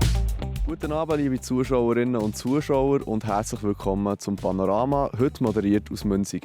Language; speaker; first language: German; native; German